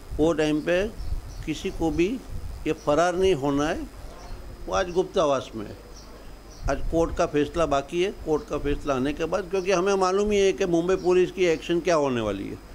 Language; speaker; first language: Hindi; non-native, local second language; Gujarati